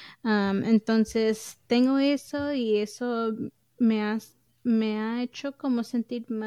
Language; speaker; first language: Spanish; early bilingual, heritage; English